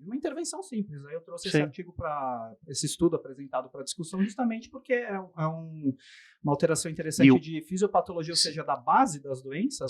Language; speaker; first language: Portuguese; native; Portuguese